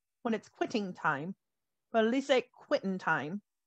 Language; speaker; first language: English; native; English